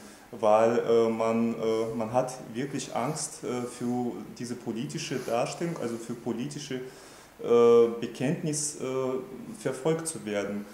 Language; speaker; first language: German; non-native, fluent; Russian